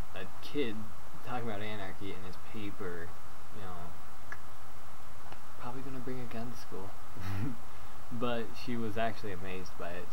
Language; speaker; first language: English; native; English